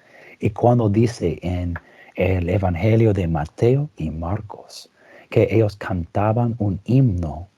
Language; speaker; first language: Spanish; non-native, fluent; English